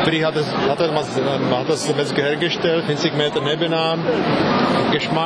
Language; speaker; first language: German; non-native, fluent; Czech